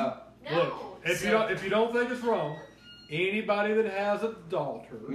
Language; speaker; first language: English; native; English